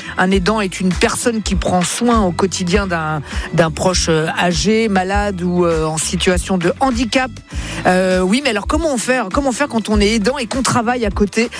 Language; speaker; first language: French; native; French